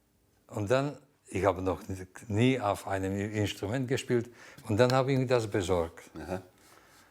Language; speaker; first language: German; non-native, fluent; Slovak